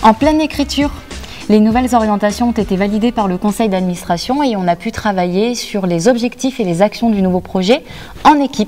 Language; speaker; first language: French; native; French